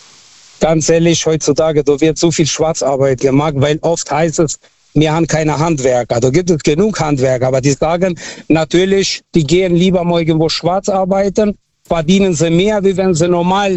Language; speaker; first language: German; non-native, fluent; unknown